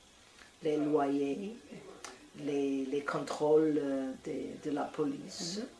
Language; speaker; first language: French; non-native, fluent; English